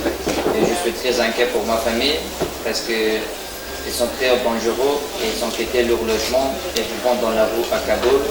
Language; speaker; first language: French; non-native, learner; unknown